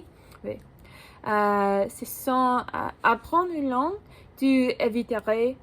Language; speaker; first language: French; non-native, learner; English